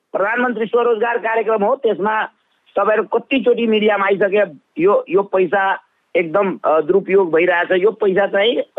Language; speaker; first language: Nepali; non-native, local second language; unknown